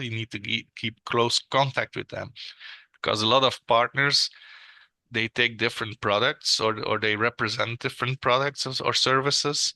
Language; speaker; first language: English; non-native, fluent; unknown